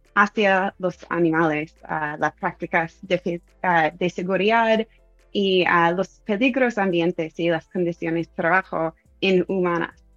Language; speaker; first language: Spanish; non-native, fluent; English